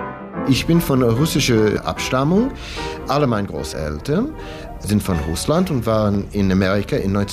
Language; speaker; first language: German; non-native, fluent; English